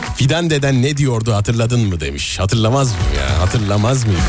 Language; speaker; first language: Turkish; native; Turkish